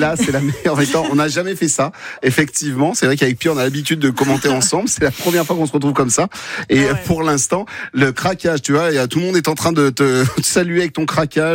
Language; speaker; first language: French; native; French